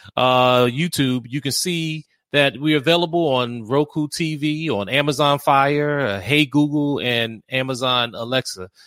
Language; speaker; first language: English; native; English